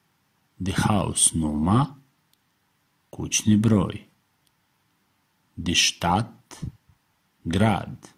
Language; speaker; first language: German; non-native, fluent; Serbian